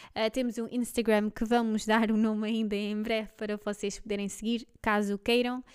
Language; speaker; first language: Portuguese; non-native, fluent; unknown